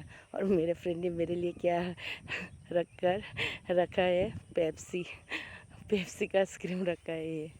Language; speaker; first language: Hindi; non-native, local second language; Kok Borok